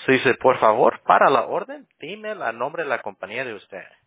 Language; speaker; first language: Spanish; early bilingual, heritage; Spanish